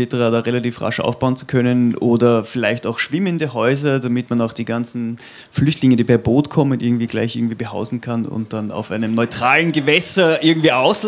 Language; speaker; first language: German; native; German